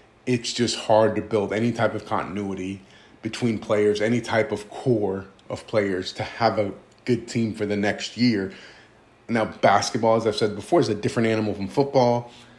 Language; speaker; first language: English; early bilingual, other home language; Greek